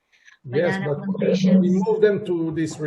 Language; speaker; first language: English; non-native, fluent; Hebrew